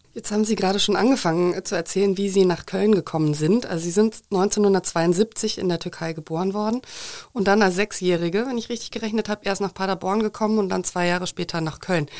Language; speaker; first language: German; native; German